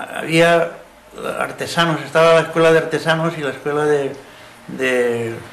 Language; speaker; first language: Spanish; non-native, local second language; Catalan